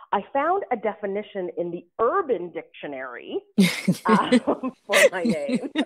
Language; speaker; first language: English; native; English